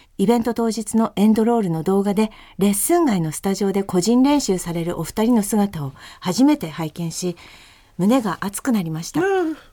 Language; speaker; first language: Japanese; native; Japanese